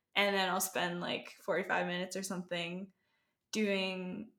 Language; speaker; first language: English; native; English